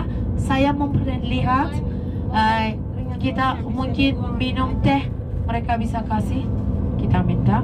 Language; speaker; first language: Indonesian; non-native, fluent; Turkish